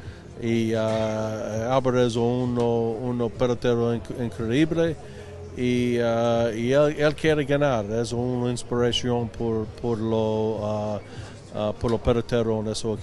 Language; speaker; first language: Spanish; non-native, learner; English